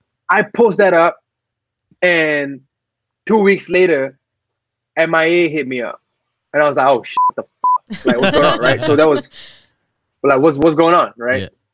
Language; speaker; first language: English; non-native, local second language; Tamil